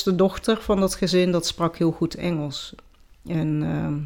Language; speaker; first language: Dutch; native; Dutch